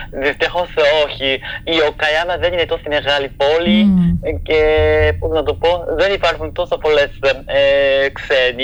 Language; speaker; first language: Greek; non-native, fluent; Japanese